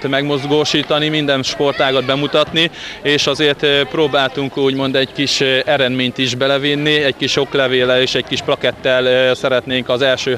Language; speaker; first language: Hungarian; native; Hungarian